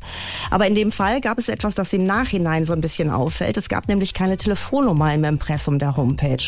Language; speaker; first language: German; native; German